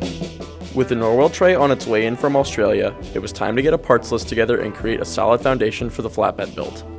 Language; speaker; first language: English; native; English